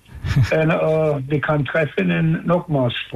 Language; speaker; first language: German; non-native, learner; English